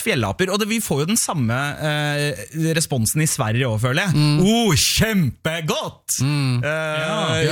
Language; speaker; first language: Norwegian; native; Norwegian